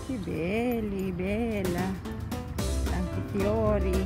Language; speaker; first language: Italian; non-native, learner; Filipino